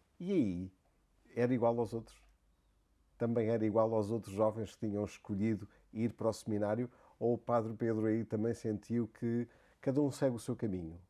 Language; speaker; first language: Portuguese; native; Portuguese